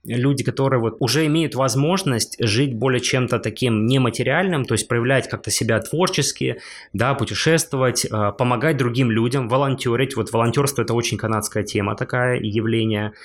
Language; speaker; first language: Russian; native; Russian